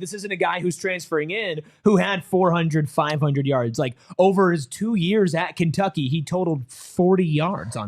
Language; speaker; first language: English; native; English